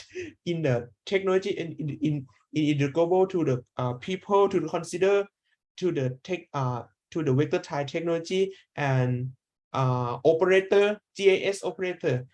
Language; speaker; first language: English; non-native, learner; Thai